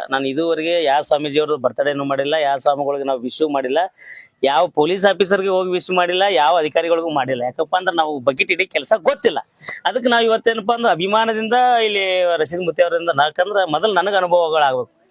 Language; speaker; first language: Kannada; native; Kannada